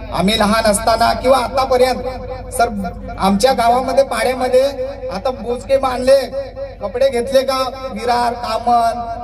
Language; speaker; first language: Marathi; native; Marathi